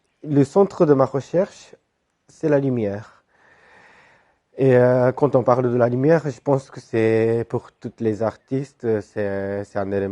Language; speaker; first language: French; non-native, fluent; Japanese